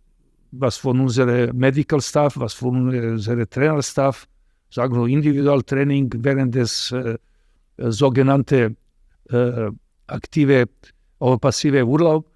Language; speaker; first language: German; non-native, fluent; Serbian